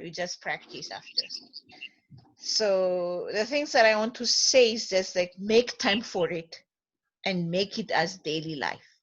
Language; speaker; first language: English; non-native, fluent; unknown